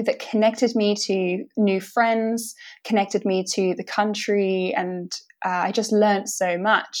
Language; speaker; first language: English; native; English